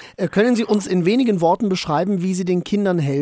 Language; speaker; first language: German; native; German